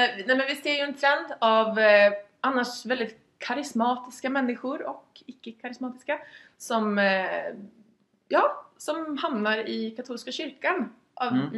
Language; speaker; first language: Swedish; native; Swedish